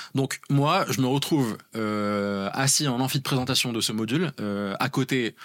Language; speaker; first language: French; non-native, local second language; Arabic